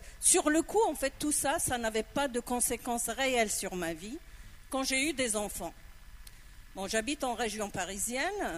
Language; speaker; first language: French; non-native, local second language; Arabic